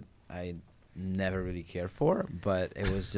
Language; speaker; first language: English; non-native, fluent; Italian